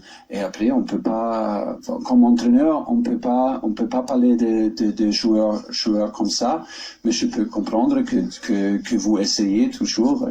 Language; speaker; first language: French; non-native, learner; German